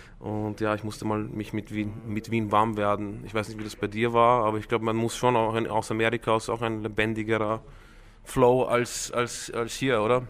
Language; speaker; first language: German; early bilingual, other home language; Croatian